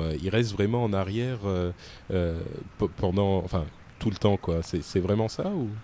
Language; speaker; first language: French; native; French